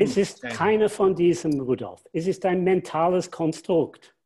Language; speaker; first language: German; non-native, fluent; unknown